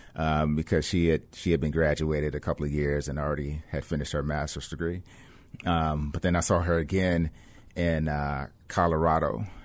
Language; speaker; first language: English; native; English